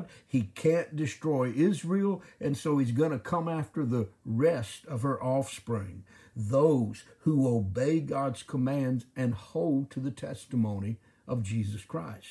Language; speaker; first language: English; native; English